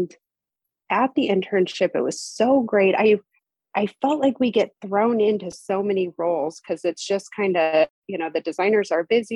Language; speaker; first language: English; native; English